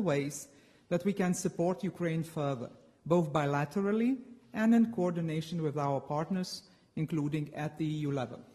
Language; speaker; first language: English; non-native, fluent; Lithuanian